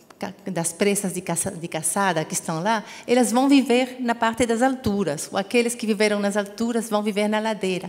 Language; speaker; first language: Portuguese; non-native, fluent; Spanish